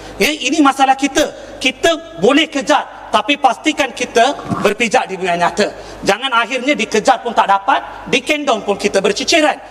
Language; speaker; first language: Malay; non-native, local second language; Tamil